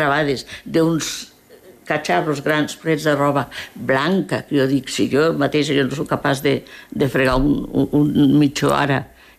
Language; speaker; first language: Catalan; early bilingual, other home language; Spanish